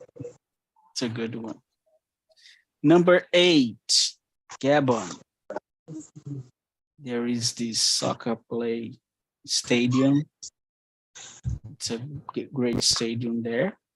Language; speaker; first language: English; non-native, fluent; Portuguese